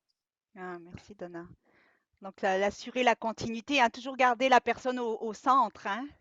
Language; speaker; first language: French; native; French